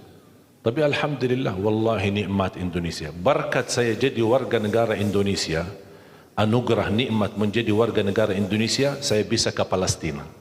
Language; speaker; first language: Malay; non-native, fluent; Arabic